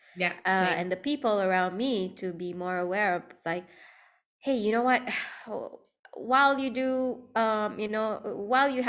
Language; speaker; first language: English; non-native, local second language; Malay